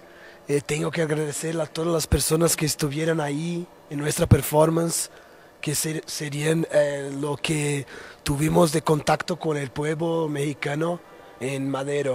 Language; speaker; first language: Spanish; non-native, fluent; Portuguese